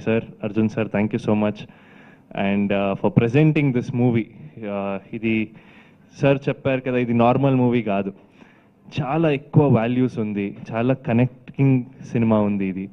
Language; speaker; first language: Telugu; non-native, learner; Kannada